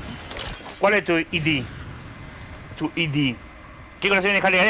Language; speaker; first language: Spanish; native; Spanish